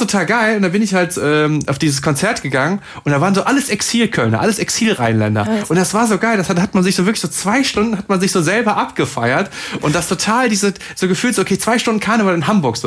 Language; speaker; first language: German; native; German